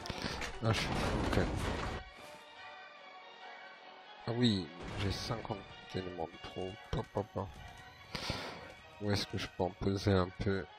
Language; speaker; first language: French; native; French